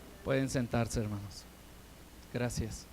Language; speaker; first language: Spanish; native; Spanish